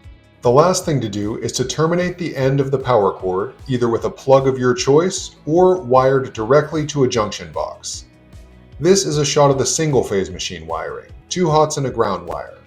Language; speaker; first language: English; native; English